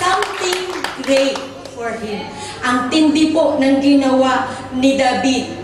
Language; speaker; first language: English; non-native, local second language; Filipino